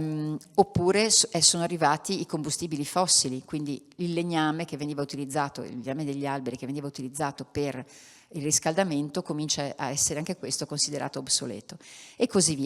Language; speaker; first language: Italian; native; Italian